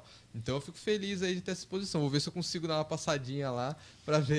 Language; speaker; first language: Portuguese; native; Portuguese